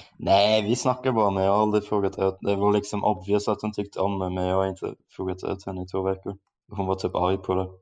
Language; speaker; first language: Swedish; non-native, fluent; German